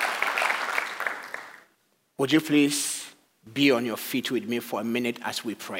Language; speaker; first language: English; non-native, local second language; Akan